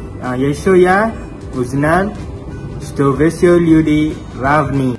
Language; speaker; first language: Russian; non-native, learner; Malay